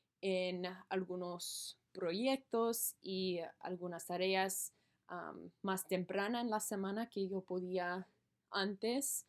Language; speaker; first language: Spanish; non-native, learner; English